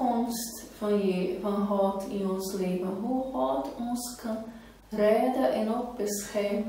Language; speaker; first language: Dutch; non-native, fluent; Portuguese